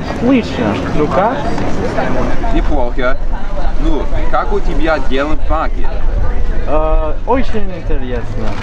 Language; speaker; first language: Russian; non-native, learner; English